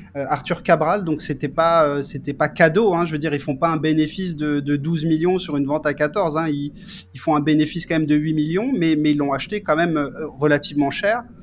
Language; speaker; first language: French; native; French